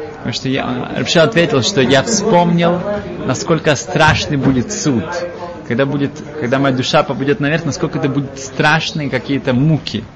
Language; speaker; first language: Russian; early bilingual, heritage; Russian